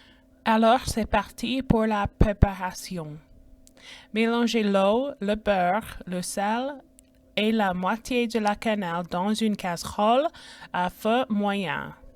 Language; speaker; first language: French; non-native, fluent; English